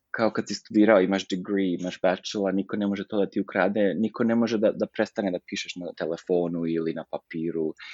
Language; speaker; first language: Serbian; early bilingual, heritage; Serbian